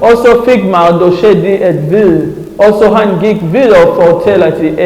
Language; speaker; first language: Danish; non-native, fluent; French